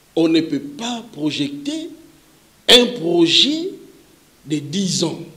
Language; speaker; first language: French; non-native, local second language; Lingala